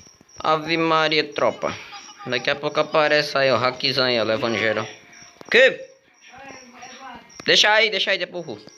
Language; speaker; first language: Portuguese; native; Portuguese